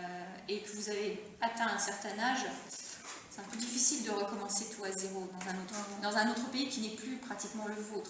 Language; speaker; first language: French; early bilingual, other home language; Italian